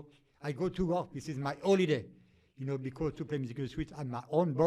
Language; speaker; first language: English; non-native, fluent; French